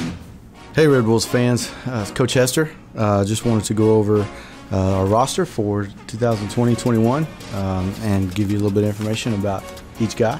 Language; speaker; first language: English; native; English